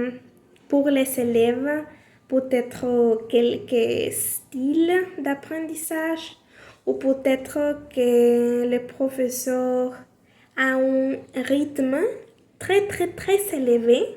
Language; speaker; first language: French; non-native, learner; Spanish